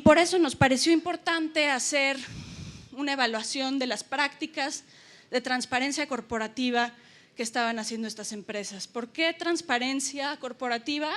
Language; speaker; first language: Spanish; native; Spanish